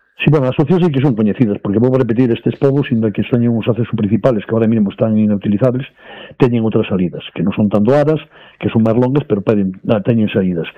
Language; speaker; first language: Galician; native; Galician